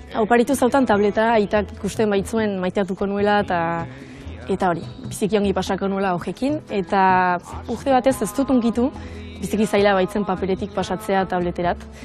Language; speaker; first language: Basque; native; Basque